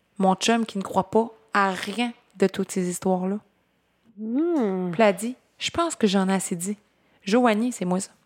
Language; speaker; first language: French; native; French